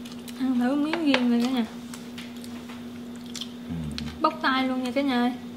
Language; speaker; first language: Vietnamese; native; Vietnamese